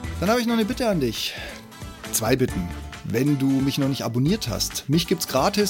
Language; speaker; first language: German; native; German